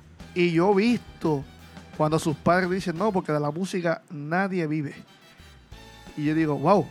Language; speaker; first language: Spanish; native; Spanish